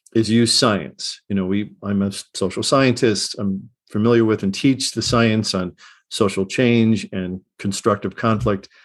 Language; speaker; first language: English; native; English